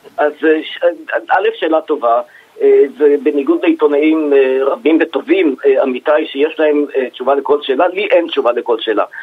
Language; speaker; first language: Hebrew; native; Hebrew